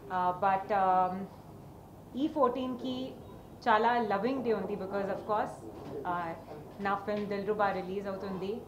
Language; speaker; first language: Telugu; non-native, learner; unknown